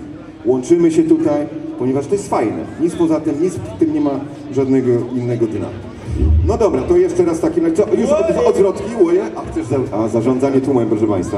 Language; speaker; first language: Polish; native; Polish